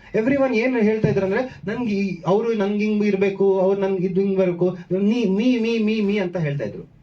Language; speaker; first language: Kannada; non-native, local second language; Marathi